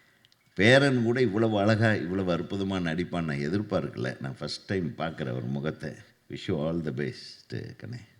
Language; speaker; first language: Tamil; native; Tamil